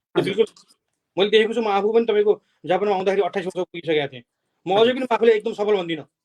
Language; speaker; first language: Nepali; native; Nepali